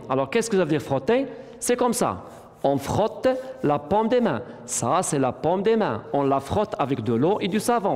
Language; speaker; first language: French; non-native, local second language; Arabic